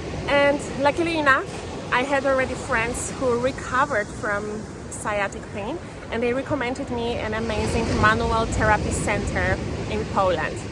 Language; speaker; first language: English; non-native, fluent; Polish